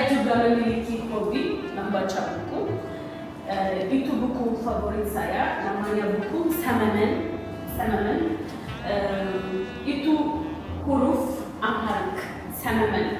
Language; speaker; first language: Indonesian; non-native, learner; Amharic